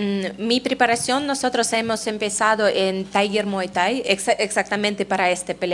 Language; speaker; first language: Spanish; non-native, fluent; Russian